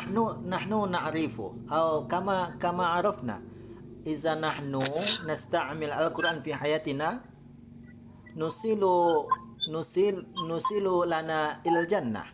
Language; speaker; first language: Arabic; non-native, learner; Indonesian